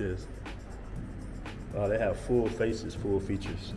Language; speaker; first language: English; native; English